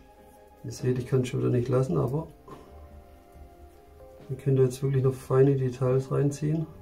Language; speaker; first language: German; native; German